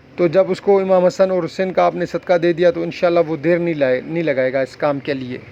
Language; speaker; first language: Urdu; non-native, local second language; Sindhi